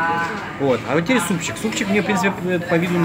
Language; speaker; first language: Russian; native; Russian